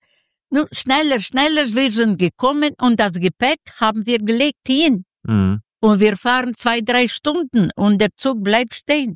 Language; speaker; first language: German; non-native, learner; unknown